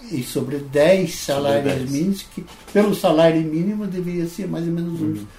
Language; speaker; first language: Portuguese; non-native, fluent; Dutch